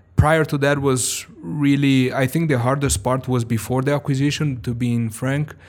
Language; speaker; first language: English; non-native, fluent; Portuguese